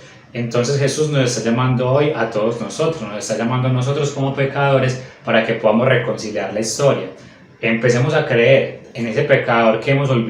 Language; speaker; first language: Spanish; native; Spanish